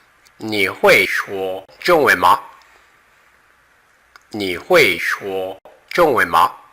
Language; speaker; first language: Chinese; non-native, learner; Portuguese